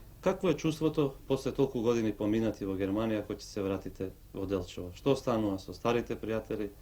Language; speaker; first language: Macedonian; native; Macedonian